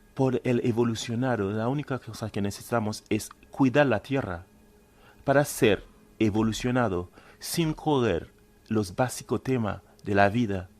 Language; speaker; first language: Spanish; non-native, fluent; Haitian Creole